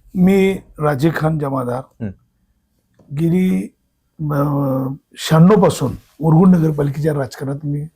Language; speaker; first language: Marathi; native; Marathi